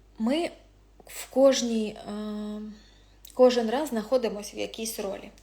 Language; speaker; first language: Ukrainian; non-native, local second language; Russian